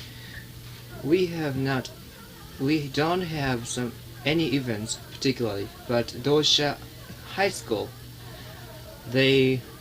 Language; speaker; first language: English; non-native, learner; Japanese